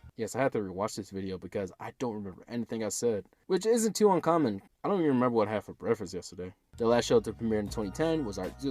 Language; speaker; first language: English; native; English